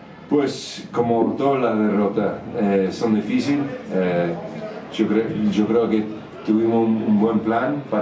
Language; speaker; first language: Spanish; early bilingual, heritage; English